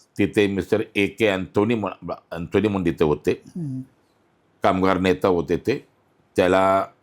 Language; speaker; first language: Marathi; non-native, local second language; Malayalam